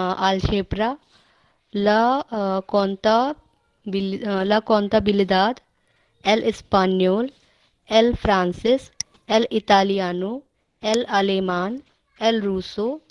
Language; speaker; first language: Spanish; non-native, learner; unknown